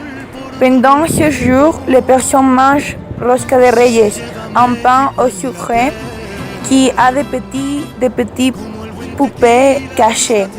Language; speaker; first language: French; non-native, learner; Spanish